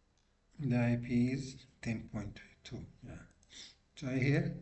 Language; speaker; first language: English; non-native, local second language; Amharic